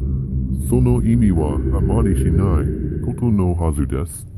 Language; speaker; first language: Japanese; non-native, learner; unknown